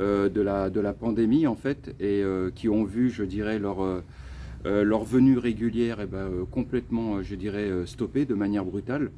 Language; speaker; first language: French; native; French